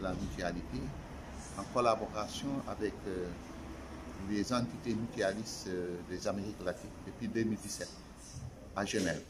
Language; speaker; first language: French; non-native, local second language; Wolof